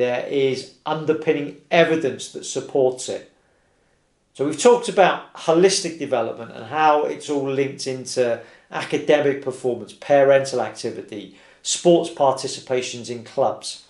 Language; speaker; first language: English; native; English